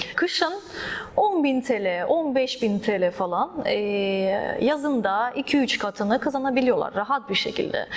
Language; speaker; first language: Turkish; early bilingual, other home language; Russian